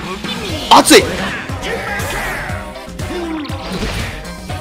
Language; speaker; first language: Japanese; native; Japanese